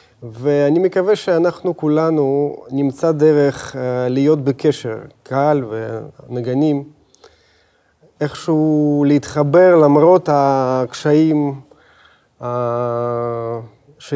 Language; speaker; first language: Hebrew; non-native, fluent; Russian